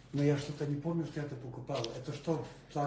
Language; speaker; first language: Russian; native; Russian